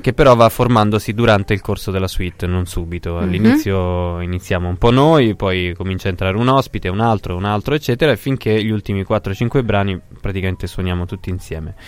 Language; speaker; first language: Italian; native; Italian